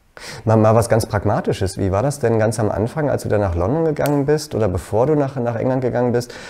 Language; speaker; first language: German; native; German